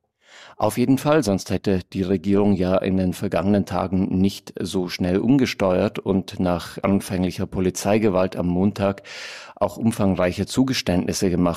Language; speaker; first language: German; native; German